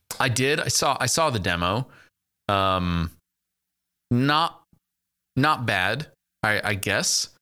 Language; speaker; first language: English; native; English